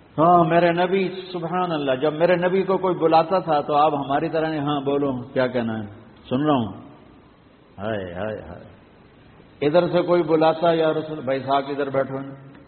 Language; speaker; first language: Urdu; non-native, local second language; Punjabi